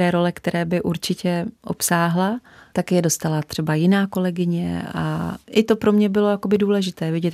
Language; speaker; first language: Czech; native; Czech